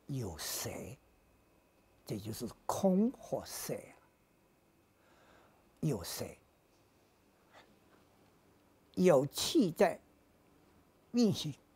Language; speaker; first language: Chinese; native; Chinese